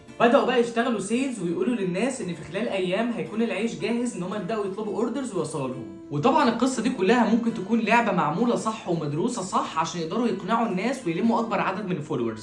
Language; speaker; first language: Arabic; native; Arabic